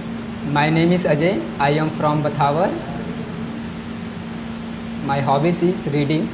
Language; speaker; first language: English; non-native, learner; Hindi